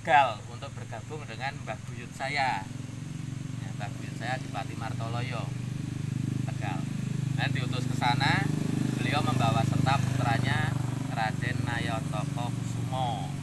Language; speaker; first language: Indonesian; native; Indonesian